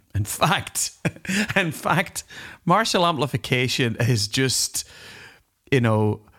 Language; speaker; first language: English; native; English